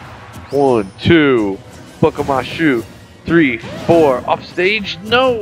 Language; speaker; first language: English; native; English